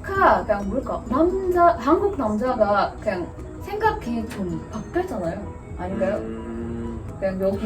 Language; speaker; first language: Korean; non-native, learner; Indonesian